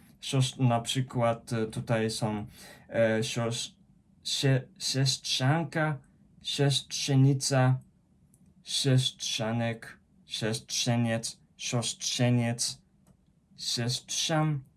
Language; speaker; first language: Polish; non-native, fluent; Japanese